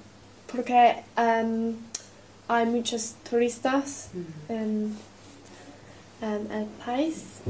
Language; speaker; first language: Spanish; non-native, learner; English